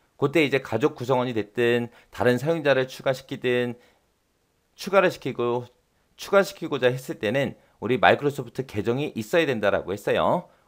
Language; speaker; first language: Korean; native; Korean